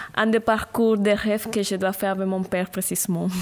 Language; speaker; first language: French; non-native, learner; Spanish